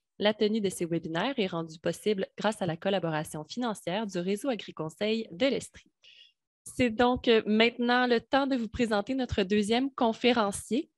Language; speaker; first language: French; native; French